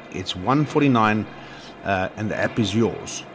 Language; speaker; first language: English; non-native, local second language; Afrikaans